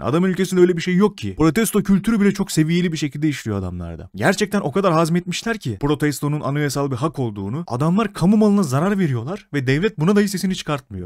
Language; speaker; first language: Turkish; native; Turkish